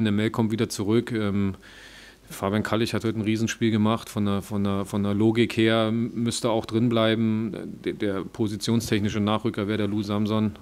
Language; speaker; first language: German; native; German